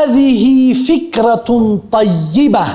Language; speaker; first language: Arabic; non-native, fluent; Urdu